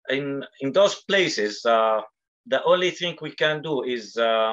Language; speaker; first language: English; non-native, fluent; Arabic